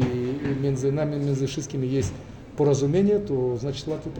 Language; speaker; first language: Polish; non-native, fluent; Russian